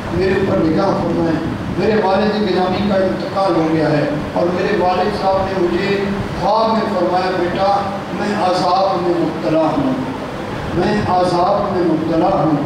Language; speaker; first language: Urdu; non-native, local second language; Punjabi